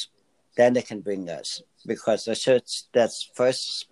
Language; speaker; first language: English; early bilingual, other home language; Lao